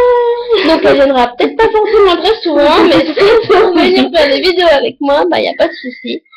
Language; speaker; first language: French; native; French